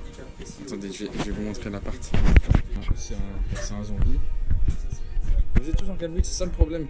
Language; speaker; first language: French; native; French